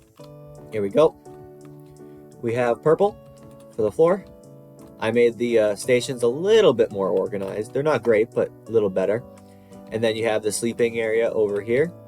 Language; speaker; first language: English; native; English